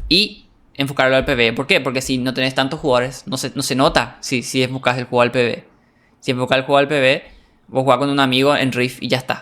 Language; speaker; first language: Spanish; native; Spanish